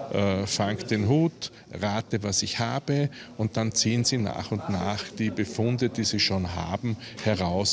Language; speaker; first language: German; native; German